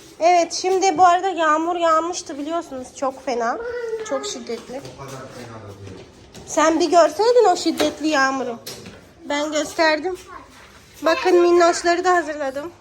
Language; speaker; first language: Turkish; non-native, fluent; Urdu